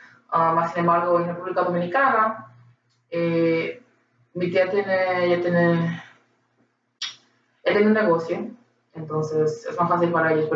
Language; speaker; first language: Spanish; early bilingual, heritage; Spanish